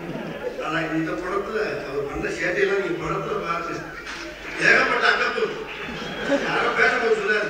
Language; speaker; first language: Tamil; native; Tamil